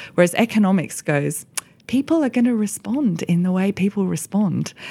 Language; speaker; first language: English; native; English